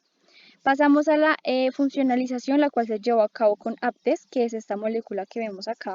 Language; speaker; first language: Spanish; native; Spanish